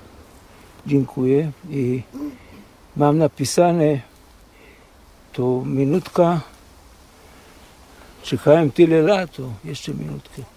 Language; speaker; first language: Polish; early bilingual, heritage; Polish